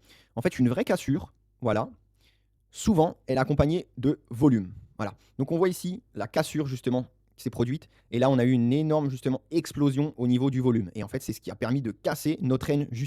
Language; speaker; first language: French; native; French